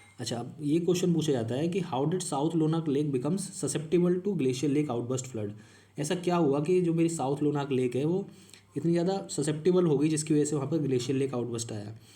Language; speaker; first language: Hindi; native; Hindi